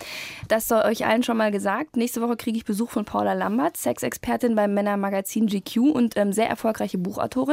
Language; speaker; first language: German; native; German